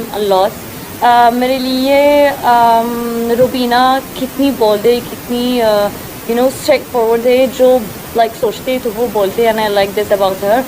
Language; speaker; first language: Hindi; non-native, learner; Arabic